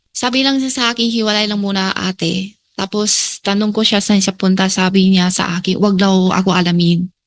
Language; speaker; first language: Filipino; early bilingual, other home language; Chinese